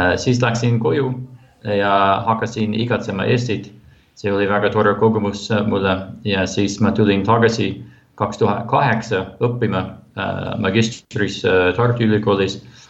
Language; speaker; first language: Estonian; non-native, fluent; English